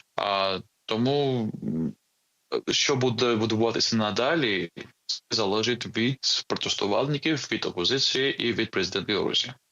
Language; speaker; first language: Ukrainian; non-native, fluent; Georgian